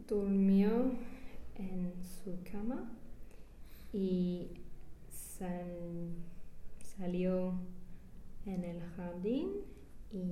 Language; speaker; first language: Spanish; non-native, learner; English